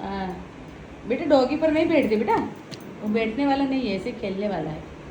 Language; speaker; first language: Hindi; non-native, local second language; Gujarati